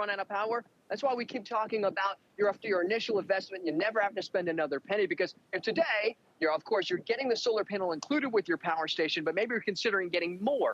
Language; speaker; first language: English; native; English